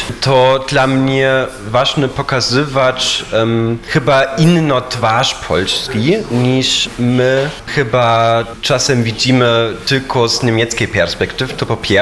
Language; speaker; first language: Polish; non-native, fluent; German